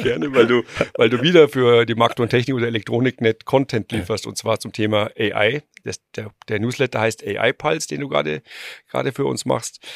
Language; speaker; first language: German; native; German